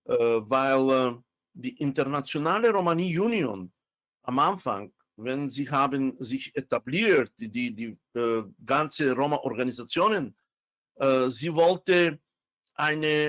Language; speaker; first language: German; non-native, fluent; Romany